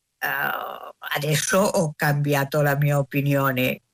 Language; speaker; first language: Italian; non-native, learner; Spanish